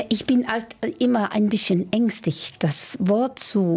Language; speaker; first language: German; non-native, fluent; Dutch